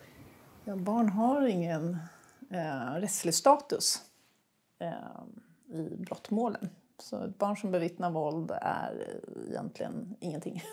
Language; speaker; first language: Swedish; native; Swedish